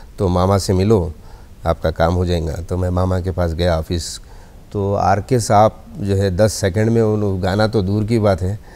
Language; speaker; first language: Hindi; native; Hindi